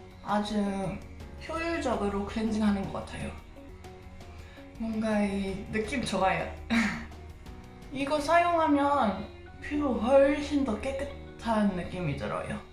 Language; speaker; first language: Korean; non-native, fluent; English